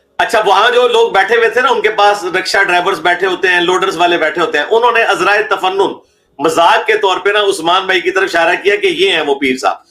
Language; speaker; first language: Urdu; non-native, local second language; Punjabi